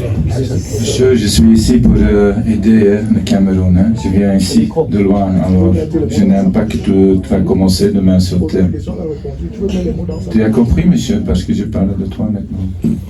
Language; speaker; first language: French; non-native, fluent; Dutch